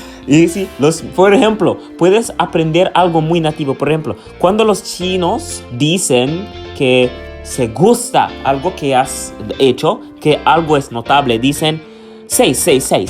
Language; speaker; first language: Spanish; non-native, learner; English